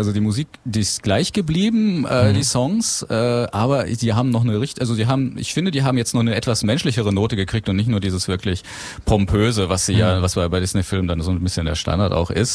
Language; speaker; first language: German; native; German